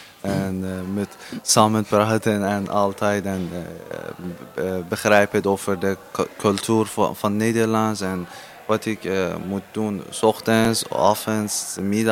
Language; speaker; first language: Dutch; non-native, learner; Persian